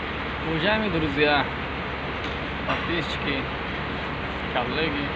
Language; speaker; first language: Russian; non-native, learner; Uzbek